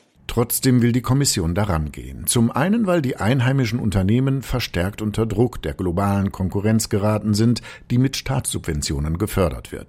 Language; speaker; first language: German; native; German